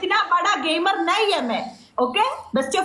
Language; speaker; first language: Hindi; non-native, learner; Bangla